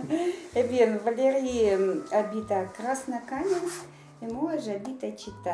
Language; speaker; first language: French; non-native, learner; Russian